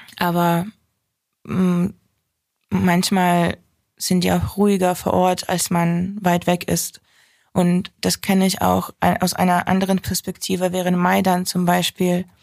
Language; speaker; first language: German; non-native, fluent; Ukrainian